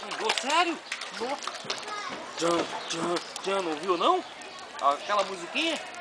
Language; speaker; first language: Portuguese; native; Portuguese